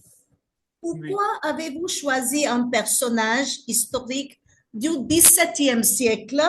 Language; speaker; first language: French; non-native, fluent; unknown